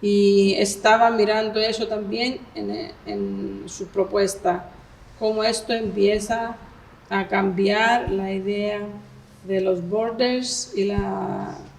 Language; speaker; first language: Spanish; non-native, fluent; Greek